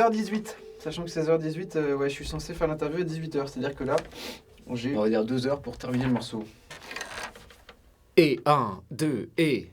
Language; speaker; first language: French; native; French